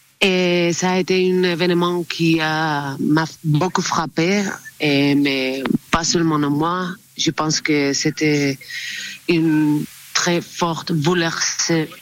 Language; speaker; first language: French; non-native, learner; Spanish